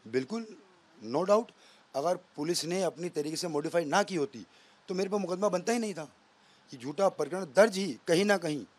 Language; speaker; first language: Hindi; native; Hindi